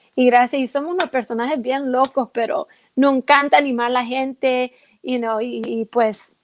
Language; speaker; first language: Spanish; early bilingual, heritage; Spanish